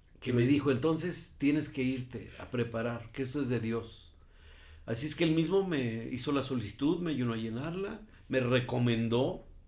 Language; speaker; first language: Spanish; native; Spanish